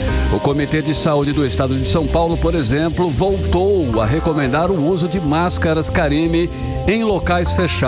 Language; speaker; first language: Portuguese; native; Portuguese